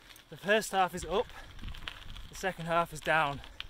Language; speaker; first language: English; native; English